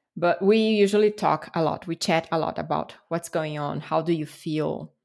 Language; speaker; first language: English; non-native, fluent; Portuguese